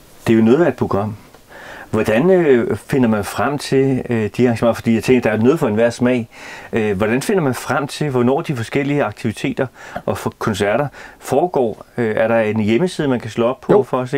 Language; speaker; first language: Danish; native; Danish